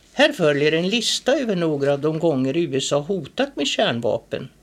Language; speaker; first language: Swedish; native; Swedish